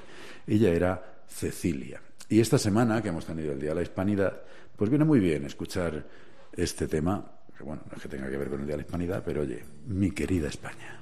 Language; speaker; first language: Spanish; native; Spanish